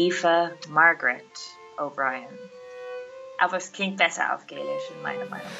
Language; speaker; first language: German; non-native, learner; English